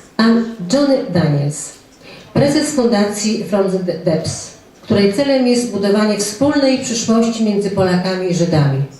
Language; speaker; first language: Polish; native; Polish